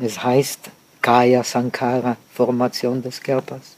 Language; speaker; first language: German; non-native, fluent; Czech